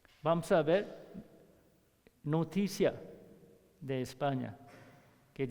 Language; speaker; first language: Spanish; non-native, learner; Korean